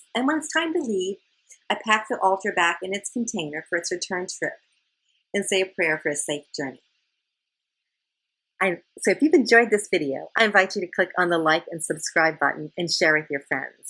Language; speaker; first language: English; native; English